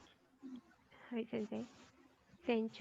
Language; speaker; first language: Japanese; non-native, learner; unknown